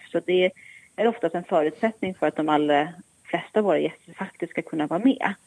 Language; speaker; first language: Swedish; native; Swedish